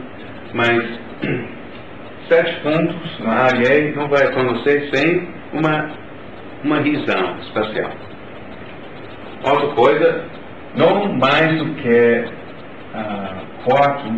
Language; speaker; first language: Portuguese; non-native, learner; English